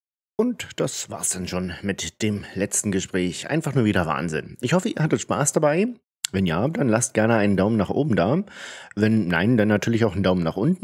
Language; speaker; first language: German; native; German